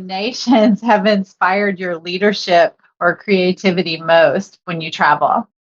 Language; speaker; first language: English; native; English